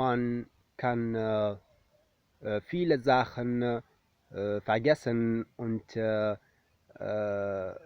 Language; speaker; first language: German; non-native, learner; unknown